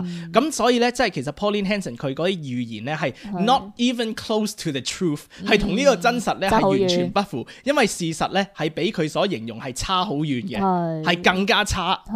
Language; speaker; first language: Cantonese; native; Cantonese